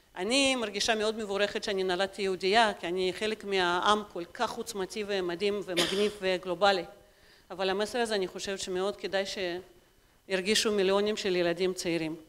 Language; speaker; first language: Hebrew; non-native, fluent; Russian